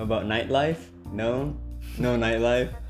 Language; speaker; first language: English; non-native, fluent; Indonesian